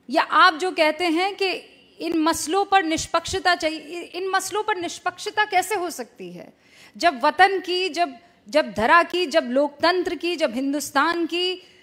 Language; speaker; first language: Hindi; native; Hindi